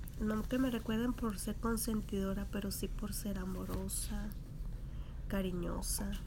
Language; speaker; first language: Spanish; native; Spanish